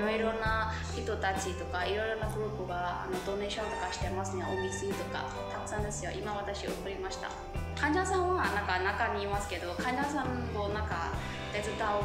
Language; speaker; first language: Japanese; non-native, fluent; Burmese